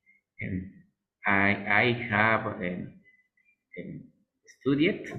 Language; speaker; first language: English; non-native, learner; Spanish